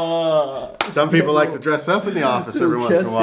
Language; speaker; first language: English; native; English